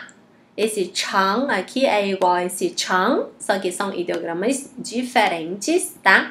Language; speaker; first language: Portuguese; non-native, fluent; Chinese